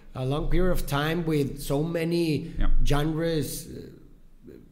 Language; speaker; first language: English; non-native, fluent; Spanish